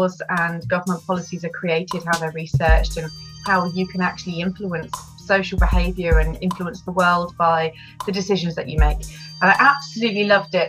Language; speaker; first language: English; native; English